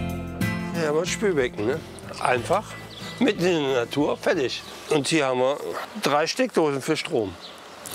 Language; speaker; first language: German; native; German